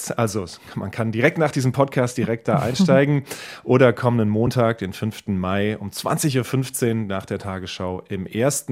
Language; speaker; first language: German; native; German